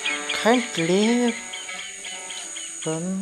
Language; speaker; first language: German; non-native, learner; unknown